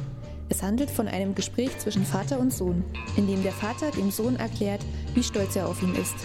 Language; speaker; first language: German; native; German